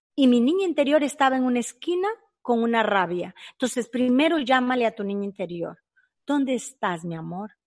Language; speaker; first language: Spanish; native; Spanish